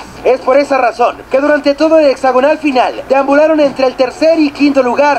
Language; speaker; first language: Spanish; native; Spanish